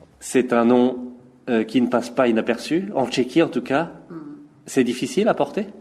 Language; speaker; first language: French; native; French